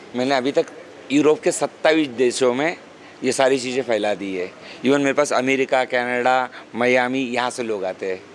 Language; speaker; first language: Hindi; non-native, local second language; Marathi